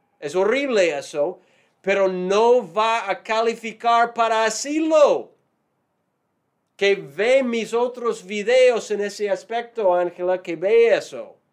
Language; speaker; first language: Spanish; non-native, fluent; English